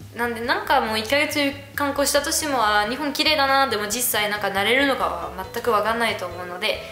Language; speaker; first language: Japanese; non-native, fluent; French